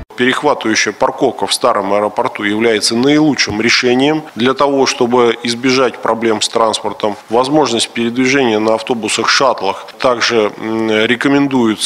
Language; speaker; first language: Russian; native; Russian